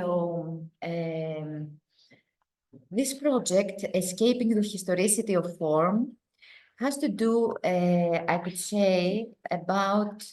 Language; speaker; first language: English; non-native, fluent; Greek